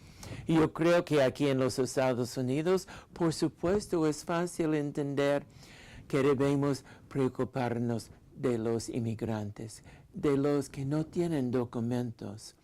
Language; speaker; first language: Spanish; non-native, fluent; English